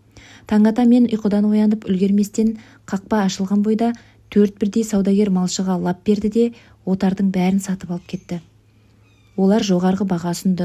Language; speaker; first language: Kazakh; native; Kazakh